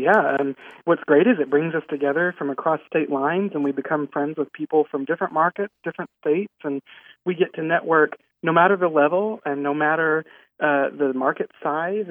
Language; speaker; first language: English; native; English